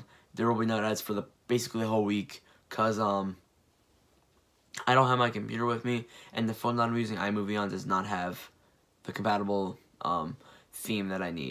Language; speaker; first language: English; native; English